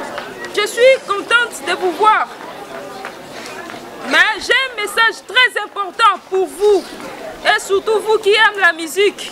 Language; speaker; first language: French; non-native, local second language; Lingala